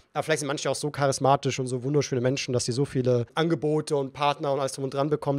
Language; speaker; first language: German; native; German